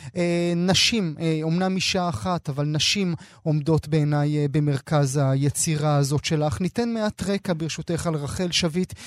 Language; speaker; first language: Hebrew; native; Hebrew